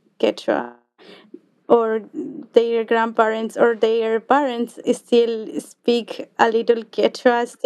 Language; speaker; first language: English; non-native, fluent; Quechua